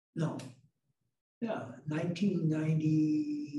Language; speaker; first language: English; native; English